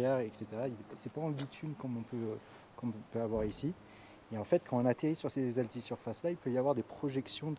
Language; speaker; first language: French; native; French